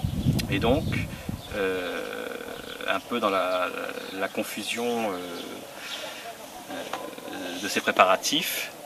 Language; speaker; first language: French; native; French